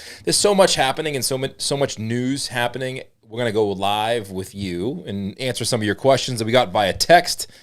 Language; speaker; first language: English; native; English